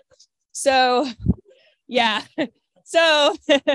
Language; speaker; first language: English; native; English